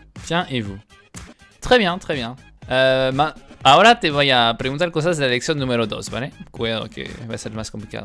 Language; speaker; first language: Spanish; non-native, fluent; French